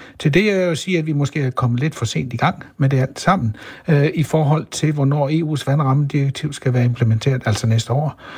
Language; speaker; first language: Danish; native; Danish